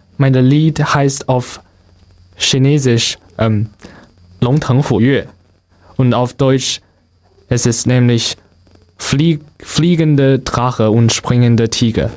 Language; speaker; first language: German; non-native, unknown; Chinese